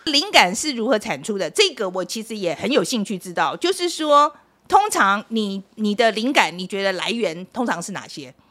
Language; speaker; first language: Chinese; native; Chinese